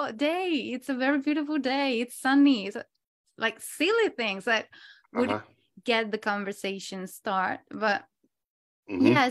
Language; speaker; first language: English; non-native, fluent; Italian